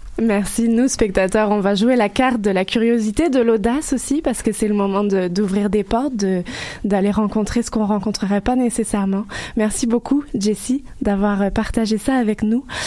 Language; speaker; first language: French; native; French